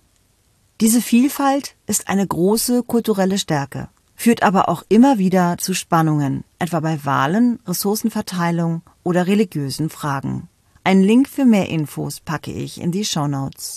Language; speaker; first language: German; native; German